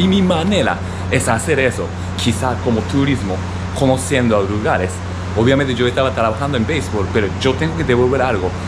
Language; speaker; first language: Spanish; non-native, learner; Japanese